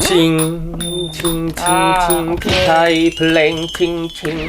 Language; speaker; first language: Thai; non-native, learner; Korean